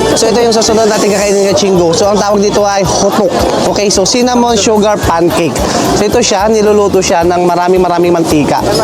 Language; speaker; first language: Filipino; native; Filipino